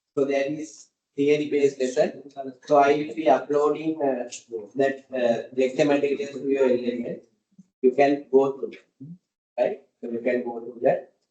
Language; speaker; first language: English; non-native, local second language; Sinhala